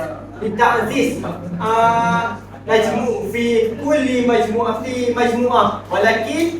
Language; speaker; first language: Arabic; non-native, learner; Malay